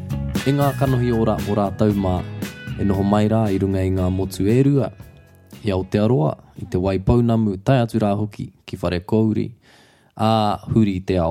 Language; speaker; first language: Māori; non-native, local second language; English